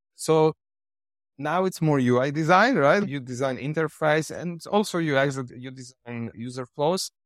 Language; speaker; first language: English; non-native, fluent; Polish